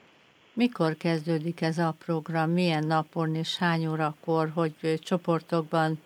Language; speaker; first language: Hungarian; native; Hungarian